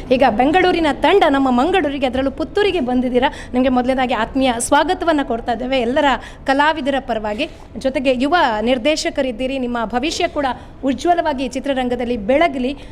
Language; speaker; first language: Kannada; non-native, local second language; Tulu